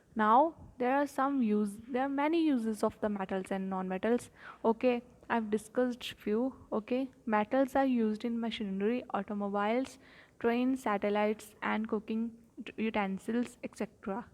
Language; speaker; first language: English; non-native, local second language; Punjabi